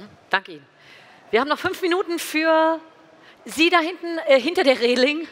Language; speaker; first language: German; native; German